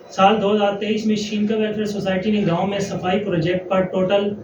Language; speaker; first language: Urdu; non-native, local second language; Punjabi